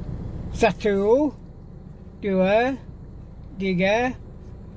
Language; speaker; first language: Indonesian; non-native, learner; English